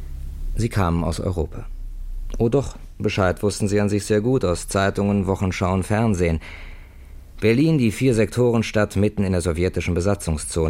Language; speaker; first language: German; native; German